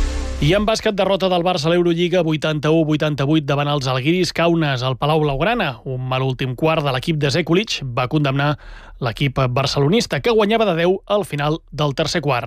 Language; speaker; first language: Catalan; native; Catalan